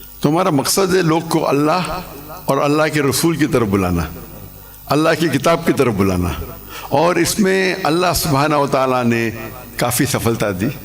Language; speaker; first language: Urdu; non-native, local second language; English